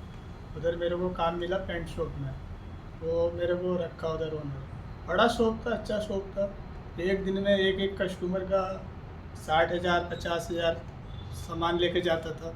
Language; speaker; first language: Hindi; native; Hindi